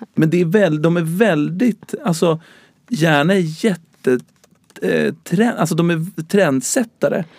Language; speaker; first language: Swedish; native; Swedish